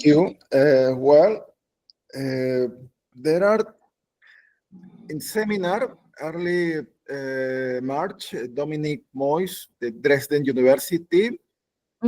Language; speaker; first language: English; non-native, learner; Spanish